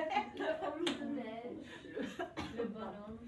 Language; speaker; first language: French; non-native, learner; English